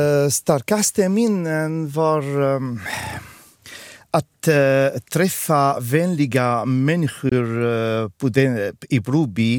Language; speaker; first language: Swedish; non-native, fluent; Arabic